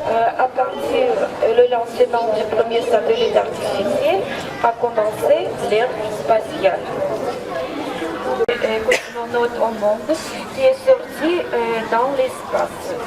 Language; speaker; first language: French; non-native, learner; Russian